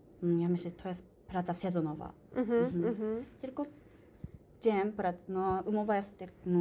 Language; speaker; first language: Polish; non-native, learner; Japanese